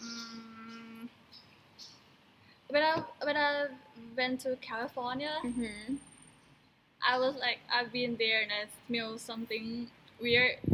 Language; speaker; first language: English; non-native, learner; Thai